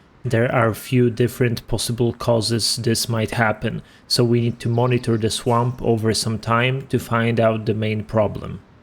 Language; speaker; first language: English; non-native, fluent; Polish